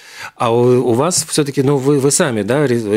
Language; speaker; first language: Russian; native; Russian